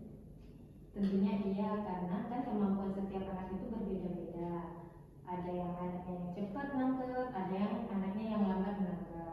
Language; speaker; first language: Indonesian; native; Indonesian